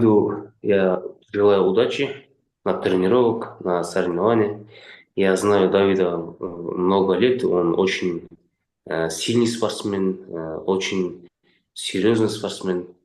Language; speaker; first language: Russian; non-native, local second language; Kazakh